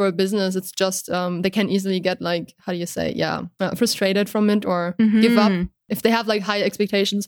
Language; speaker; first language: English; non-native, fluent; German